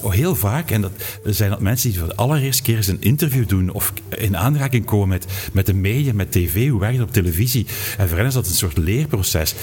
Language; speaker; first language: Dutch; native; Dutch